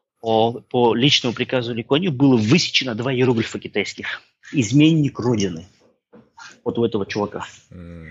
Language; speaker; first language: Russian; non-native, local second language; Kazakh